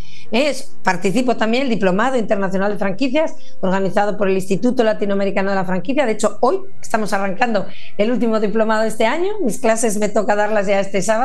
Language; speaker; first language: Spanish; native; Spanish